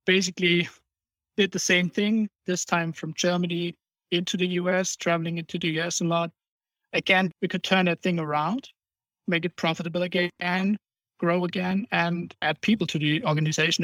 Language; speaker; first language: English; non-native, fluent; German